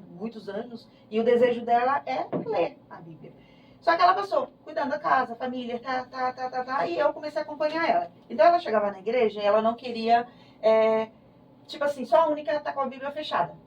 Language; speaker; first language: Portuguese; native; Portuguese